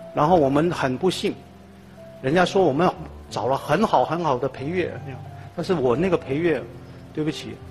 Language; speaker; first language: Chinese; non-native, fluent; Cantonese